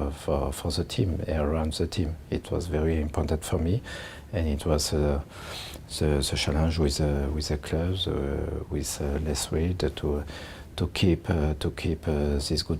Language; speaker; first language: English; non-native, learner; French